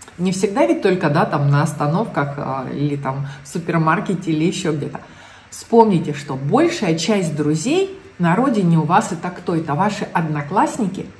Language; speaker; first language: Russian; native; Russian